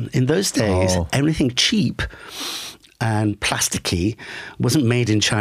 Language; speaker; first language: English; native; English